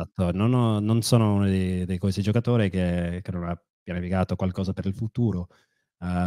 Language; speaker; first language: Italian; non-native, fluent; English